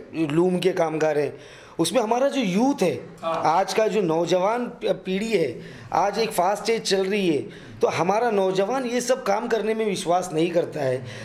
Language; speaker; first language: Hindi; non-native, local second language; Urdu